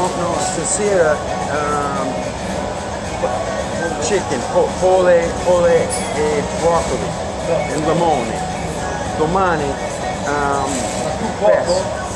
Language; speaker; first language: Italian; non-native, learner; English